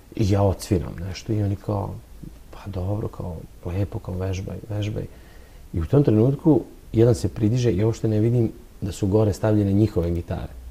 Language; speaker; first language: Serbian; native; Serbian